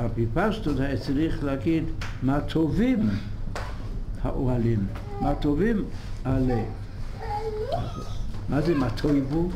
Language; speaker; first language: Hebrew; non-native, fluent; English